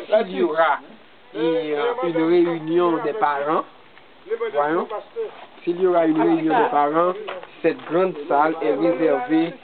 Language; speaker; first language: French; non-native, local second language; Haitian Creole